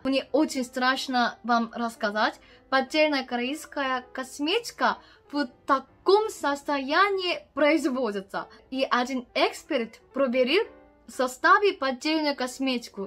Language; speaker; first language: Russian; non-native, learner; Korean